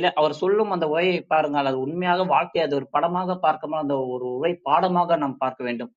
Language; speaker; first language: Tamil; non-native, local second language; Urdu